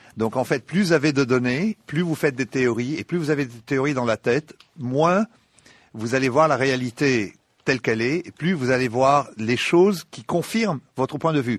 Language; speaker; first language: French; non-native, local second language; Arabic